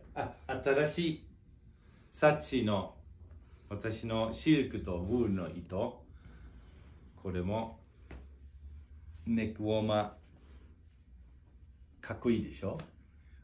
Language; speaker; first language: Japanese; non-native, fluent; German